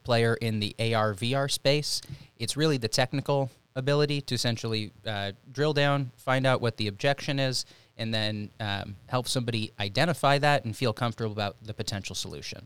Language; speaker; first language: English; native; English